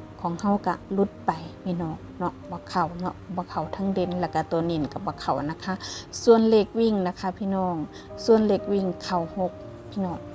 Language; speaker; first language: Thai; non-native, local second language; Northeastern Thai